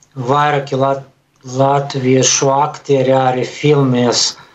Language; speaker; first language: Latvian; early bilingual, other home language; Russian